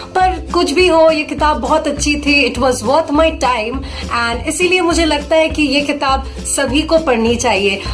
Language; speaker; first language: Hindi; non-native, local second language; Bangla